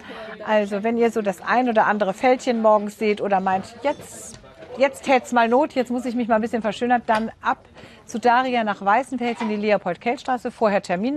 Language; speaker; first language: German; native; German